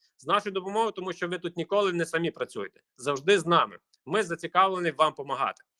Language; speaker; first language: Ukrainian; native; Ukrainian